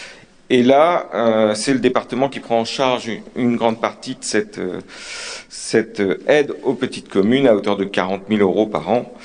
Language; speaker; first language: French; native; French